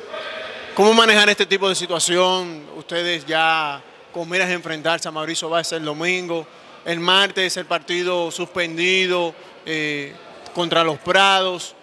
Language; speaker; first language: Spanish; native; Spanish